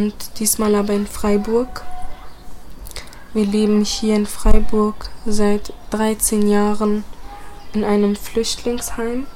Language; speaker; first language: German; early bilingual, other home language; Bosnian